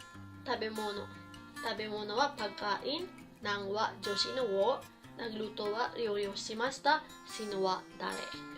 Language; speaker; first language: Japanese; non-native, fluent; Filipino